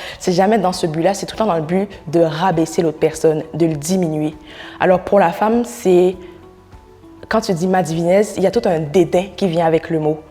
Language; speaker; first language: French; non-native, local second language; Haitian Creole